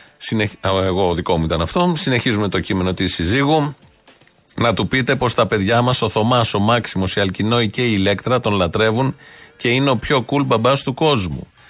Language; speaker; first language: Greek; native; Greek